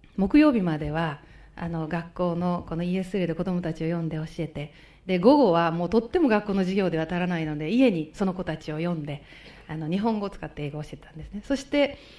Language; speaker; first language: Japanese; native; Japanese